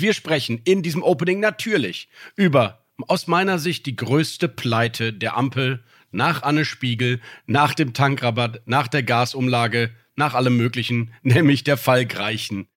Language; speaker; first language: German; native; German